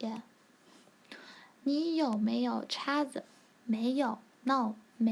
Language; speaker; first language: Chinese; non-native, learner; English